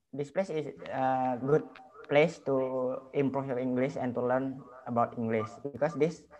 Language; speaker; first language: English; non-native, learner; Indonesian